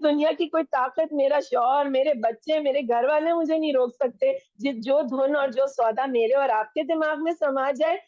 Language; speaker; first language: Urdu; non-native, local second language; Punjabi